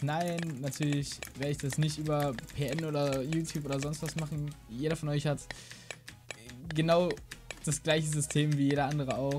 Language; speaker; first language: German; native; German